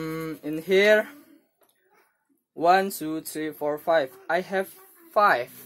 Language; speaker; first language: English; non-native, learner; Indonesian